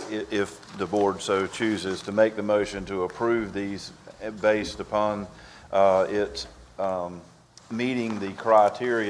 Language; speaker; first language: English; native; English